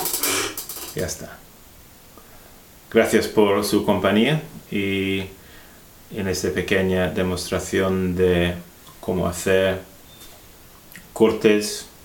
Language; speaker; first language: Spanish; non-native, fluent; English